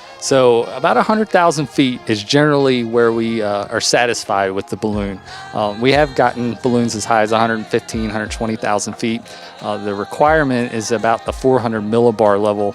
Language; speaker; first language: English; native; English